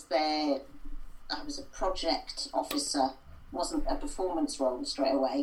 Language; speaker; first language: English; native; English